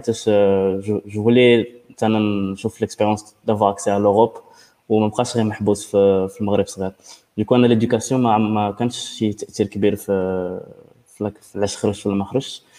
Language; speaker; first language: French; non-native, local second language; Arabic